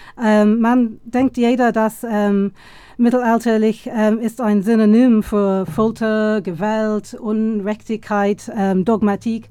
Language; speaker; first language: German; non-native, fluent; English